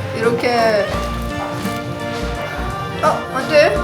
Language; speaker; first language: Korean; non-native, learner; Persian